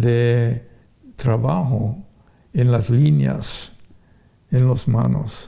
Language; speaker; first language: Spanish; non-native, fluent; English